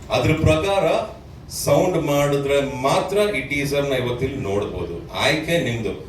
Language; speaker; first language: Kannada; native; Kannada